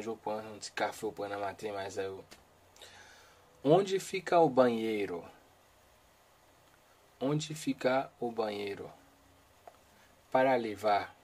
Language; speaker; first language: Portuguese; non-native, learner; Haitian Creole